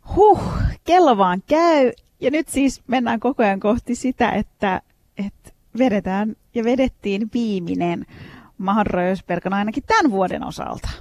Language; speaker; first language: Finnish; early bilingual, other home language; Turkish